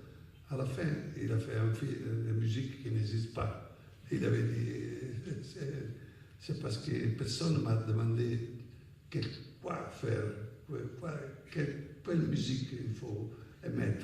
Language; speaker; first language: French; non-native, fluent; Italian